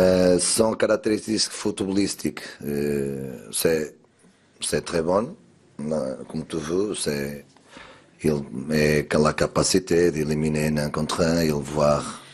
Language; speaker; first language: French; non-native, learner; Portuguese